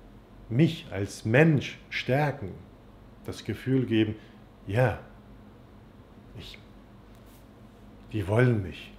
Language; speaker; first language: German; non-native, fluent; Turkish